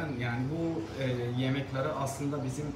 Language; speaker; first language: Turkish; non-native, fluent; Arabic